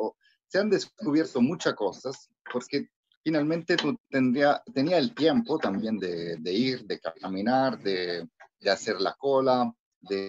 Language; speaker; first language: Spanish; non-native, fluent; Italian